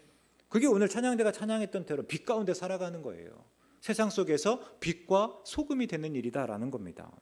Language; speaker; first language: Korean; native; Korean